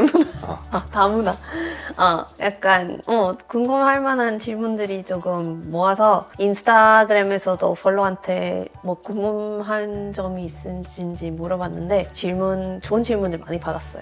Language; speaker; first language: Korean; non-native, fluent; Swedish